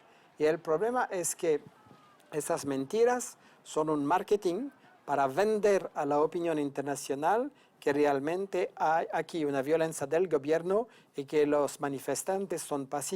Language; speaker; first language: Spanish; non-native, fluent; French